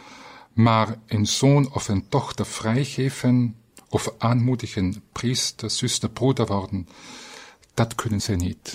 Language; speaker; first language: Dutch; non-native, fluent; German